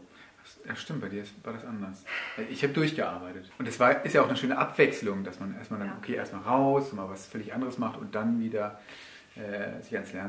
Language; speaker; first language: German; native; German